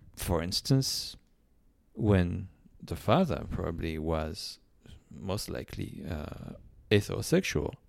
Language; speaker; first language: English; non-native, fluent; French